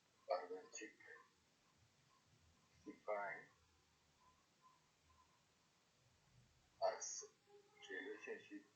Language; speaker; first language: English; non-native, learner; Spanish